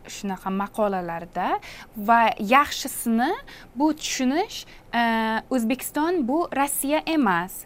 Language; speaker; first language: Uzbek; non-native, fluent; English